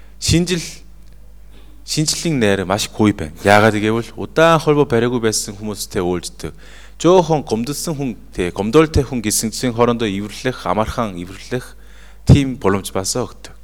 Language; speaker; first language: Mongolian; non-native, fluent; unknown